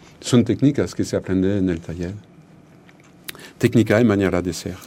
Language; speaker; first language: Spanish; non-native, learner; French